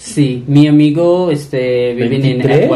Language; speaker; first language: Spanish; non-native, learner; Punjabi